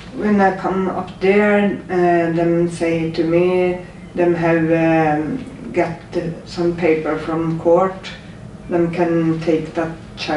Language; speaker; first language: English; non-native, learner; Norwegian